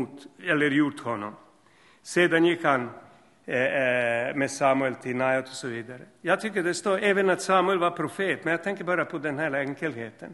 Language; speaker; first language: Swedish; non-native, fluent; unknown